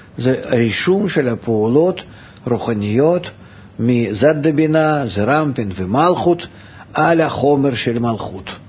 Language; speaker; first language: Hebrew; non-native, fluent; Russian